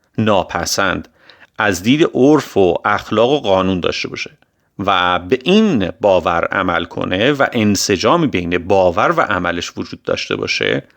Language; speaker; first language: Persian; native; Persian